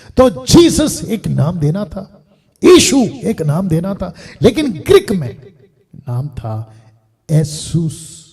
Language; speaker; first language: Hindi; non-native, local second language; Telugu